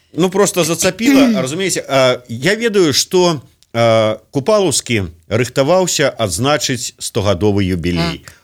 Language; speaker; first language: Belarusian; native; Belarusian